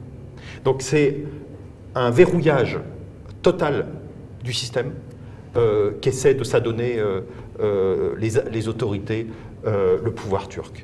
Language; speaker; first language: French; native; French